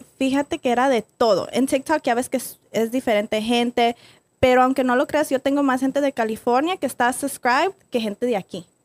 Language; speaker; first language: Spanish; early bilingual, other home language; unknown